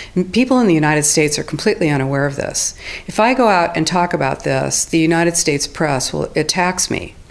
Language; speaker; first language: English; native; English